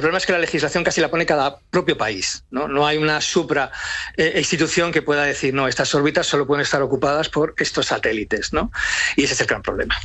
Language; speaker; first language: Spanish; native; Spanish